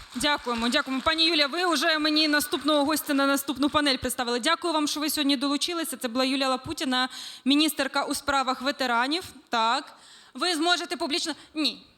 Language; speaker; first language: Ukrainian; native; Ukrainian